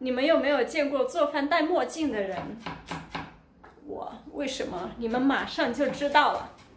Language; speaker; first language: Chinese; non-native, fluent; Portuguese